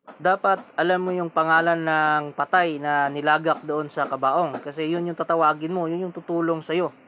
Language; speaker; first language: Filipino; non-native, local second language; Cebuano